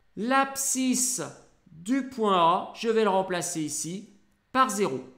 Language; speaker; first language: French; native; French